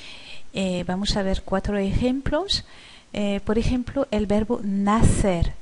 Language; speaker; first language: Spanish; non-native, fluent; French